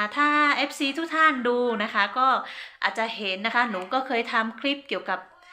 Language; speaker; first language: Thai; non-native, local second language; Hmong